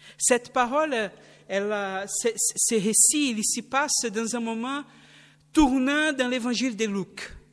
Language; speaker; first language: French; non-native, fluent; Portuguese